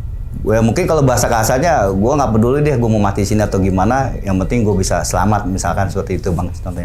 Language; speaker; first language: Indonesian; native; Indonesian